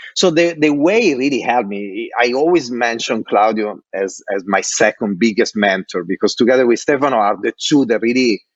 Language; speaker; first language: English; non-native, fluent; Italian